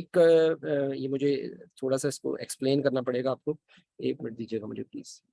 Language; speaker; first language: Urdu; native; Urdu